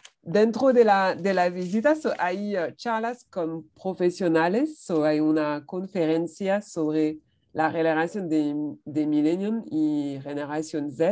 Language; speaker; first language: Spanish; non-native, fluent; French